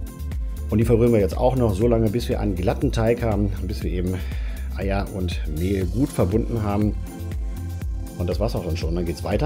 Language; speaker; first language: German; native; German